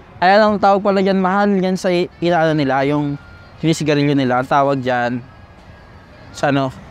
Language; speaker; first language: Filipino; non-native, local second language; Hiligaynon